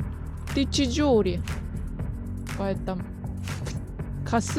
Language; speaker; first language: Russian; non-native, learner; Japanese